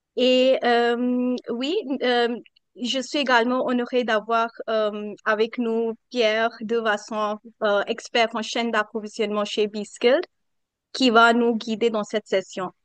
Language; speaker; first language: French; non-native, fluent; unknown